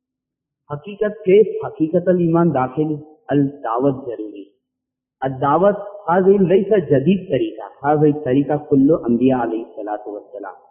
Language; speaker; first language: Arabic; non-native, learner; Urdu